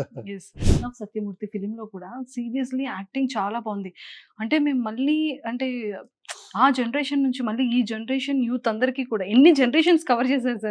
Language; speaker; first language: Telugu; native; Telugu